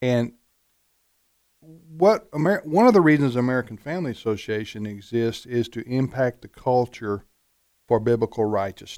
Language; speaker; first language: English; native; English